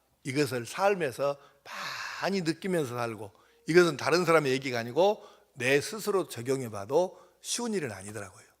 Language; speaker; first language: Korean; native; Korean